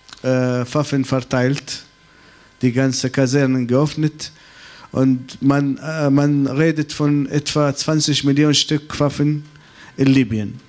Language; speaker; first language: German; non-native, fluent; Arabic